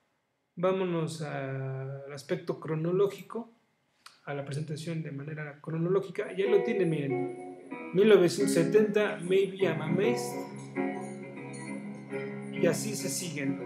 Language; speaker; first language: Spanish; native; Spanish